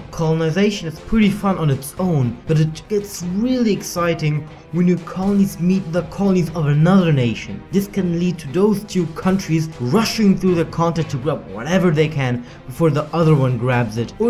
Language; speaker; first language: English; non-native, fluent; German